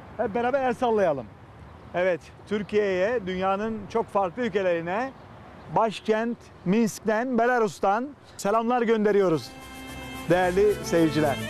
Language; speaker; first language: Turkish; native; Turkish